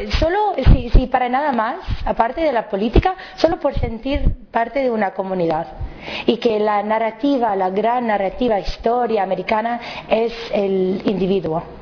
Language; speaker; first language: Spanish; non-native, fluent; English